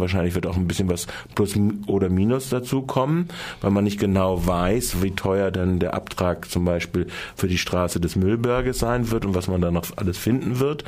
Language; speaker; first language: German; native; German